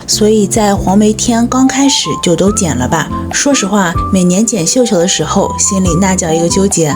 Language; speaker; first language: Chinese; native; Chinese